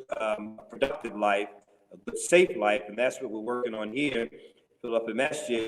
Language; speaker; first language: English; native; English